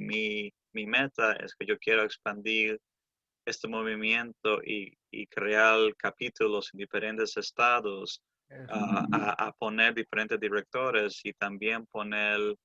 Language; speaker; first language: Spanish; early bilingual, heritage; Spanish